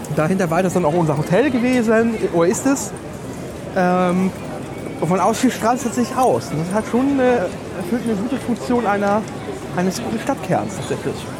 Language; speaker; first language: German; early bilingual, other home language; Polish